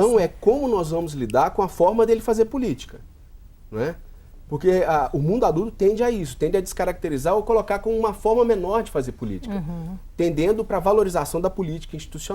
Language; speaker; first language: Portuguese; native; Portuguese